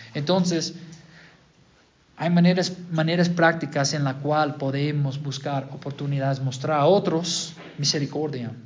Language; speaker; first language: Spanish; non-native, fluent; English